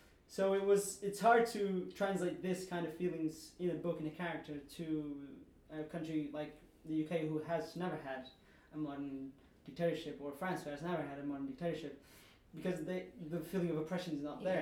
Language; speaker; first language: English; non-native, fluent; Portuguese